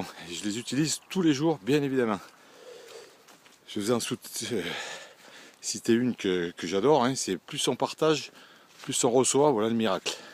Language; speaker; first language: French; native; French